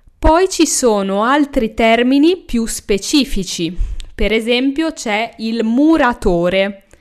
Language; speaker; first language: Italian; native; Italian